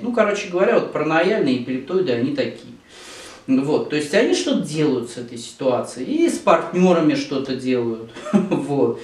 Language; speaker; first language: Russian; native; Russian